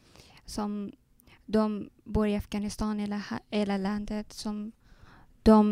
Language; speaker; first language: Swedish; non-native, learner; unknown